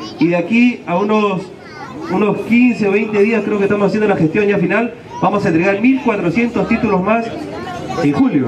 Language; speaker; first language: Spanish; native; Spanish